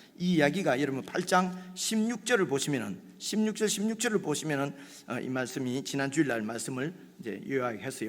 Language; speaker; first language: Korean; native; Korean